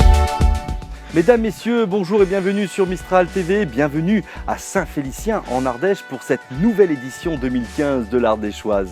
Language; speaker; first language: French; native; French